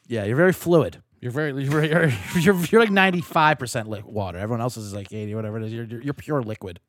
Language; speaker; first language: English; native; English